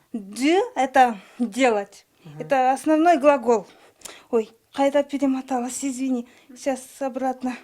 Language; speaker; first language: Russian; non-native, local second language; Kyrgyz